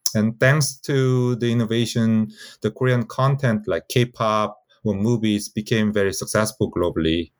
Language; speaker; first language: English; non-native, fluent; Korean